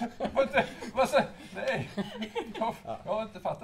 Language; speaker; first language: Swedish; native; Swedish